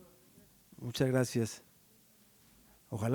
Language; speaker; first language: Spanish; native; Spanish